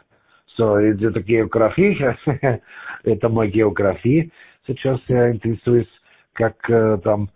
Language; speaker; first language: Russian; non-native, learner; German